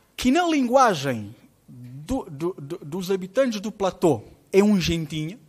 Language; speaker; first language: Portuguese; non-native, local second language; Kabuverdianu